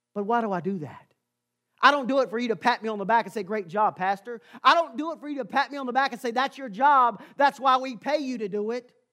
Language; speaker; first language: English; native; English